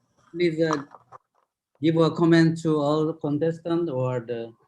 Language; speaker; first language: English; non-native, fluent; Korean